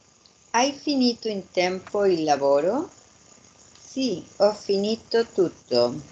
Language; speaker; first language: Italian; non-native, learner; Spanish